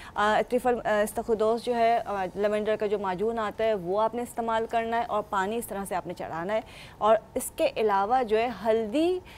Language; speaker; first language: Urdu; native; Urdu